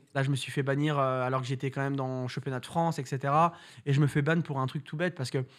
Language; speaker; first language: French; native; French